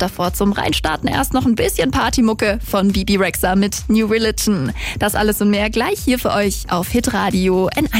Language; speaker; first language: German; native; German